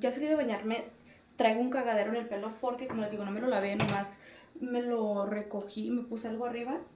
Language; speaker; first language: Spanish; early bilingual, heritage; Spanish